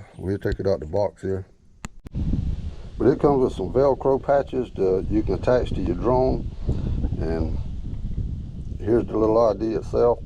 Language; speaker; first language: English; native; English